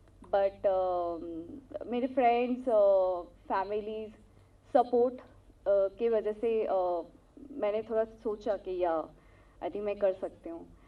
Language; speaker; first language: Hindi; non-native, local second language; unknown